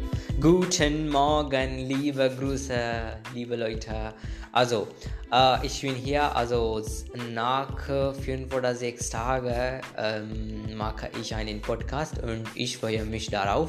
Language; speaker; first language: German; non-native, learner; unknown